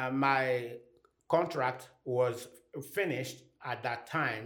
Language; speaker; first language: English; non-native, fluent; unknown